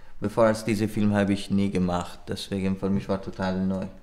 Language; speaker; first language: German; non-native, learner; Persian